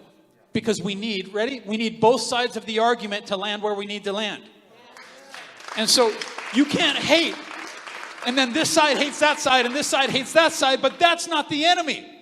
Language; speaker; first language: English; native; English